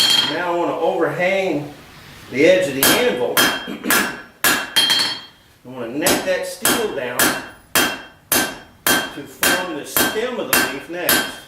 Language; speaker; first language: English; native; English